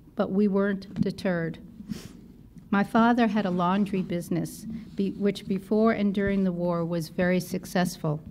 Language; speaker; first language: English; native; English